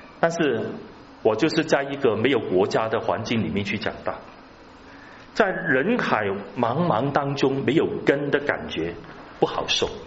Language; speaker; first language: Chinese; non-native, local second language; Cantonese